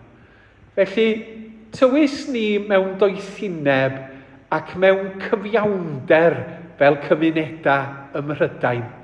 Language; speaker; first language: Welsh; native; Welsh